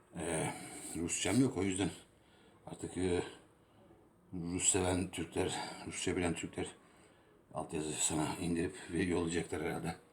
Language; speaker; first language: Turkish; native; Turkish